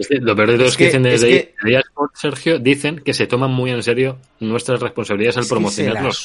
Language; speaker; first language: Spanish; native; Spanish